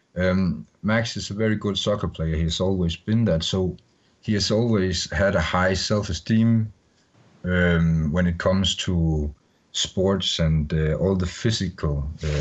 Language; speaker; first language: English; non-native, fluent; Danish